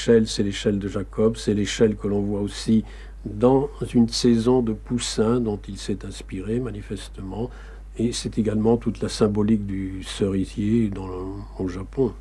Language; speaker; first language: French; native; French